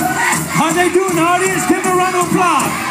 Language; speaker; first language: English; native; English